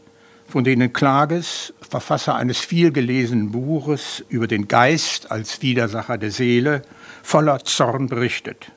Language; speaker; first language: German; native; German